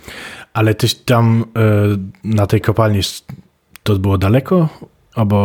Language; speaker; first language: Polish; early bilingual, heritage; Polish